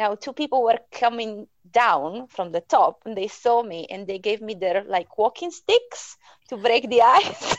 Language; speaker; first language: English; non-native, fluent; Italian